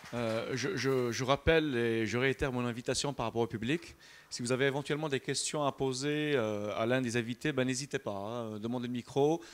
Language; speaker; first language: French; non-native, local second language; Arabic